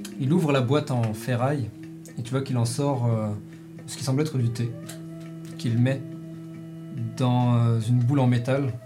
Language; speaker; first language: French; native; French